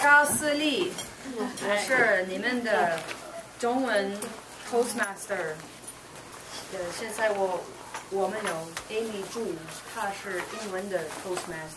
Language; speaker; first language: Chinese; non-native, learner; English